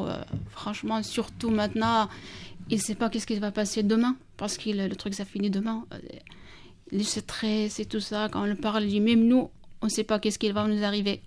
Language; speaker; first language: French; non-native, learner; Kurdish